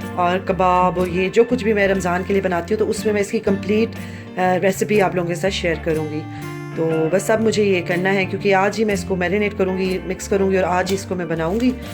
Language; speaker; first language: Urdu; native; Urdu